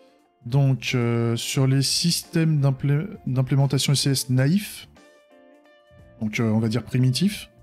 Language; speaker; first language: French; native; French